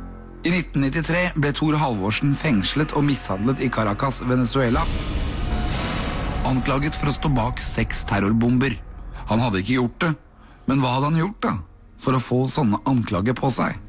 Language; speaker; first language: Norwegian; native; Norwegian